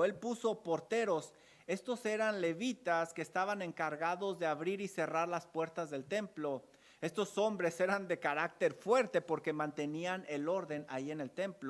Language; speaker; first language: Spanish; native; Spanish